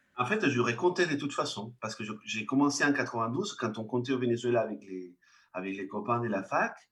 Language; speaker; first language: French; non-native, fluent; Spanish